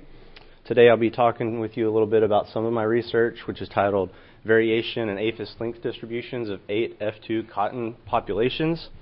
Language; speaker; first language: English; native; English